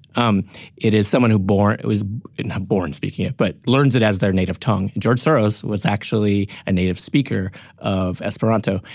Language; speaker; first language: English; native; English